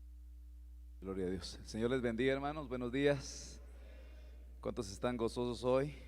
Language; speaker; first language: Spanish; native; Spanish